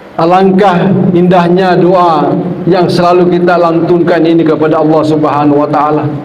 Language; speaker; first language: Malay; non-native, local second language; Buginese